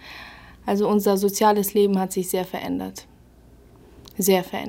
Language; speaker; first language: German; early bilingual, other home language; Russian